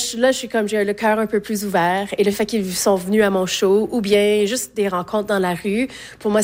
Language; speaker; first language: French; native; French